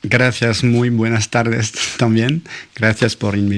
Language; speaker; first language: Spanish; non-native, fluent; French